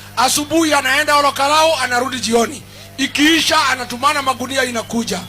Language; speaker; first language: Swahili; non-native, local second language; Kikuyu